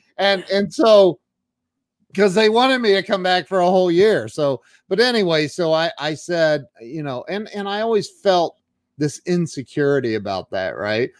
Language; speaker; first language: English; native; English